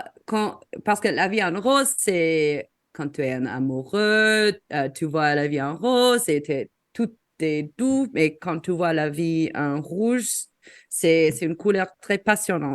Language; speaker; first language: French; non-native, fluent; English